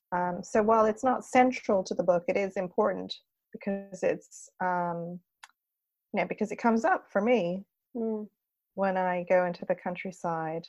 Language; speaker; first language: English; native; English